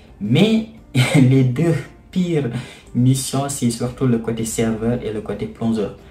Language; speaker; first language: French; non-native, local second language; Wolof